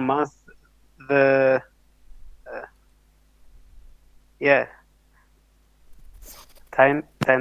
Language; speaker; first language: English; non-native, learner; Arabic